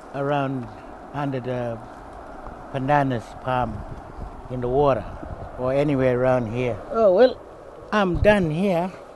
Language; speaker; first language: English; native; English